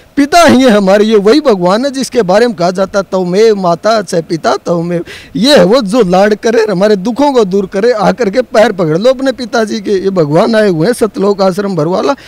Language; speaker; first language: Hindi; native; Hindi